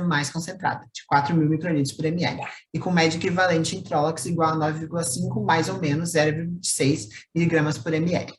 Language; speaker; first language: Portuguese; native; Portuguese